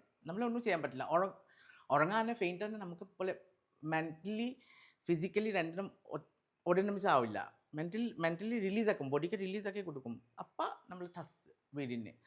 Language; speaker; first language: Malayalam; non-native, local second language; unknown